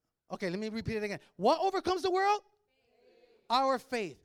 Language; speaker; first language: English; native; English